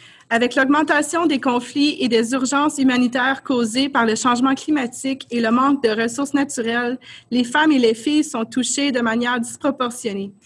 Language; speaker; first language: French; non-native, learner; English